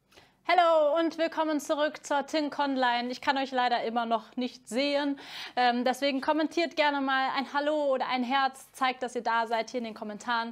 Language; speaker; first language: German; native; German